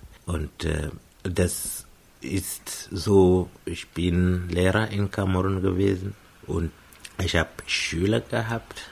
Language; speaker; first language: German; non-native, fluent; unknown